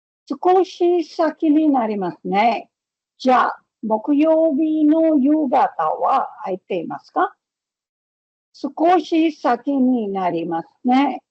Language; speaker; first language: Japanese; non-native, fluent; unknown